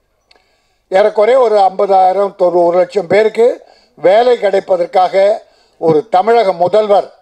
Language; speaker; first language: Tamil; native; Tamil